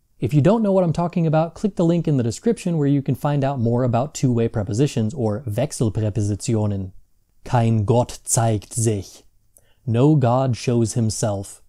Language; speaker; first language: English; native; English